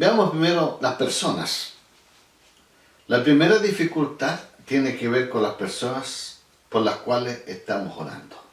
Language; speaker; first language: Spanish; native; Spanish